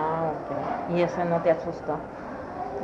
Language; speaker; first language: Spanish; native; Spanish